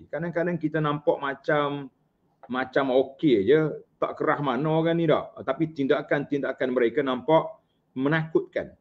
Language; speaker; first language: Malay; native; Malay